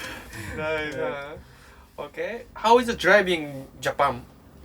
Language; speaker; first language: English; non-native, learner; Japanese